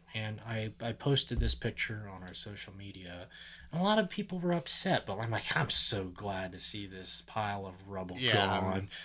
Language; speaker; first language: English; native; English